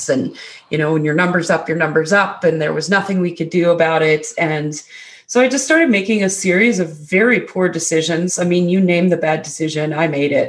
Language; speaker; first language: English; native; English